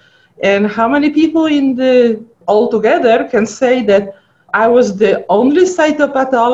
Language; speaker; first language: English; non-native, fluent; Polish